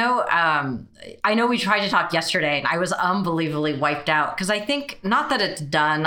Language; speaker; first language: English; early bilingual, other home language; Chinese